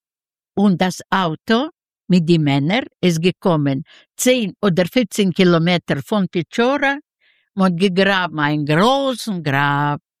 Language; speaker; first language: German; non-native, learner; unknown